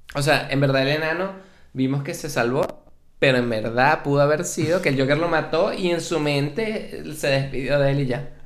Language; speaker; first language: Spanish; native; Spanish